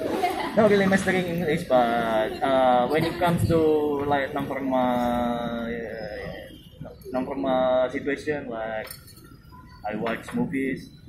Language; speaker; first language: English; non-native, learner; Indonesian